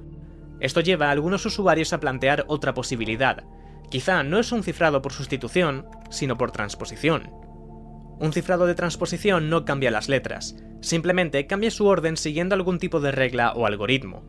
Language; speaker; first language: Spanish; native; Spanish